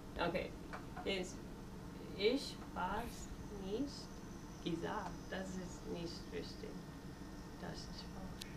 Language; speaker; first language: German; non-native, learner; English